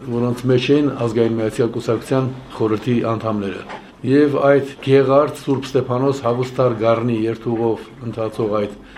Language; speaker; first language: Armenian; native; Armenian